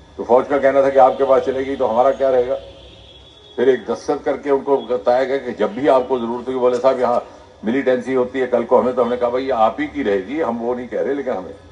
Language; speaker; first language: Hindi; non-native, local second language; Dogri